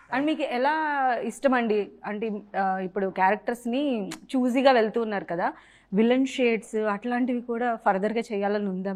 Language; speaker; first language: Telugu; native; Telugu